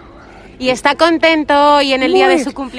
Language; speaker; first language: Spanish; native; Spanish